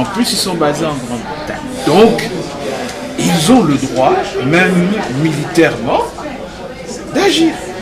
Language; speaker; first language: French; non-native, local second language; Lingala